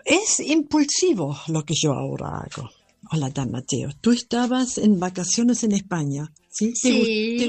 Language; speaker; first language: Spanish; non-native, fluent; German